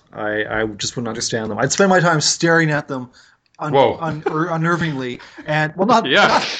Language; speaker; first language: English; native; English